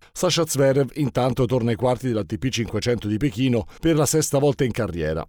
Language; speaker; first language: Italian; native; Italian